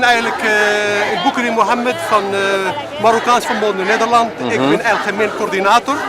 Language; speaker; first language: Dutch; non-native, learner; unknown